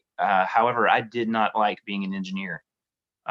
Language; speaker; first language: English; native; English